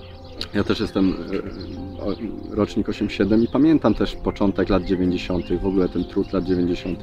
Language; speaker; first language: Polish; native; Polish